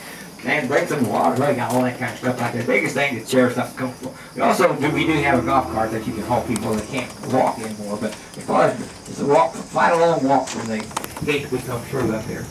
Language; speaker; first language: English; native; English